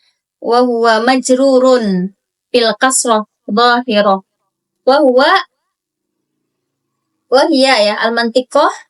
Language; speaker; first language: Arabic; non-native, learner; Indonesian